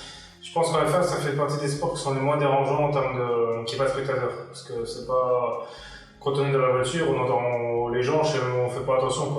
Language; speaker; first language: French; native; French